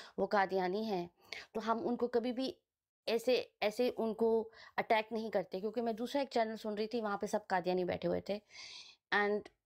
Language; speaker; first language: Hindi; early bilingual, heritage; Hindi